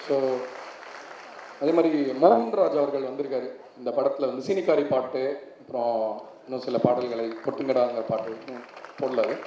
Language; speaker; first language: Tamil; native; Tamil